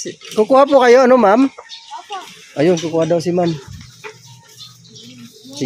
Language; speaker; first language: Filipino; native; Filipino